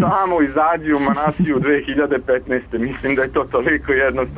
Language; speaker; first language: Croatian; native; Croatian